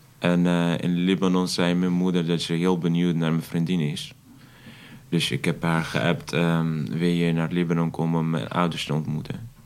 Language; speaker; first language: Dutch; non-native, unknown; Arabic